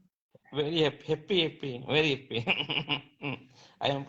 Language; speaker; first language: Hindi; non-native, learner; Bangla